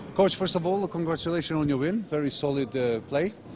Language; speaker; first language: English; non-native, fluent; Albanian